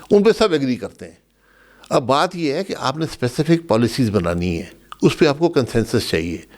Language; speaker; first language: Urdu; non-native, local second language; Pahari-Potwari